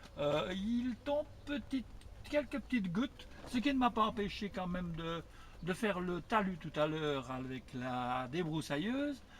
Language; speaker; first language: French; native; French